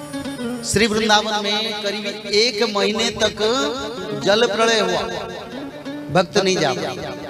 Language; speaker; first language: Hindi; non-native, local second language; Odia